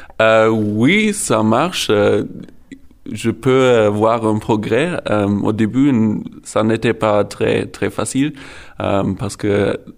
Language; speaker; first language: French; non-native, learner; German